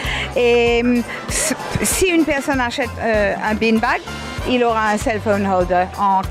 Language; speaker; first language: French; non-native, local second language; Morisyen